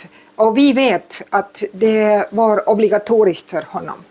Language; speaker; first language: Swedish; non-native, fluent; Estonian